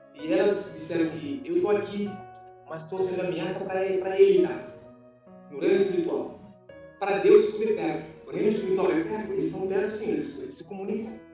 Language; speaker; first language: Portuguese; non-native, fluent; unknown